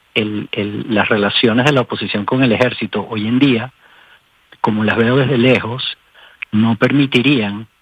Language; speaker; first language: Spanish; native; Spanish